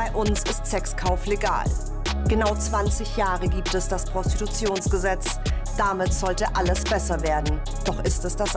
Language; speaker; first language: German; native; German